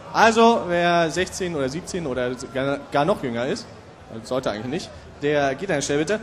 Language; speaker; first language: German; native; German